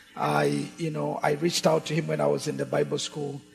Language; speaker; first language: English; non-native, local second language; Ganda